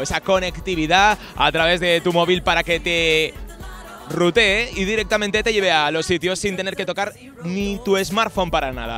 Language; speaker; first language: Spanish; native; Spanish